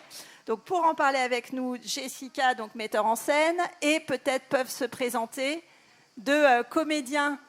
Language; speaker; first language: French; native; French